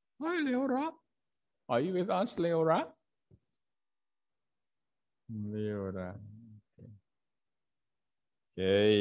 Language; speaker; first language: English; non-native, fluent; Indonesian